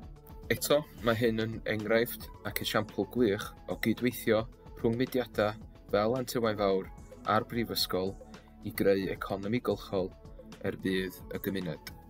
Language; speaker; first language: Welsh; native; Welsh